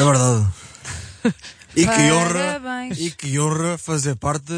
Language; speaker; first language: Portuguese; native; Portuguese